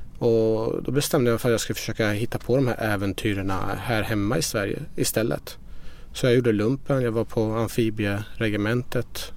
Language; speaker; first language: Swedish; early bilingual, other home language; Persian